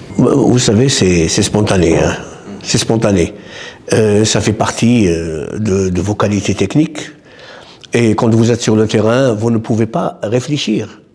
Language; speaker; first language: French; non-native, local second language; Arabic